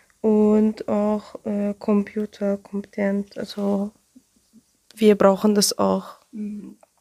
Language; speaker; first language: German; non-native, learner; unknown